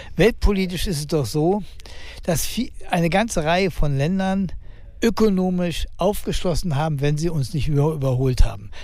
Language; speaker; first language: German; native; German